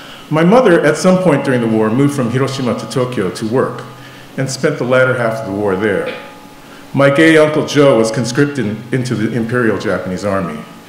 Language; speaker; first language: English; native; English